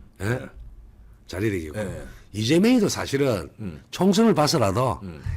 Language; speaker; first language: Korean; native; Korean